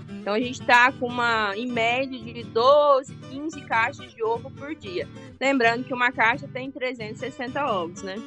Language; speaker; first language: Portuguese; native; Portuguese